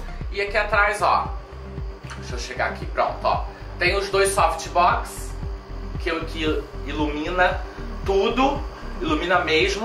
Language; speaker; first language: Portuguese; native; Portuguese